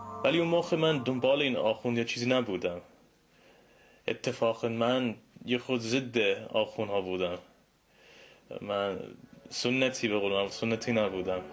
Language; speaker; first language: Persian; non-native, fluent; English